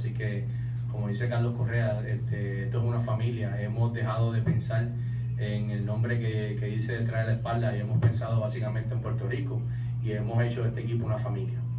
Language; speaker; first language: Spanish; native; Spanish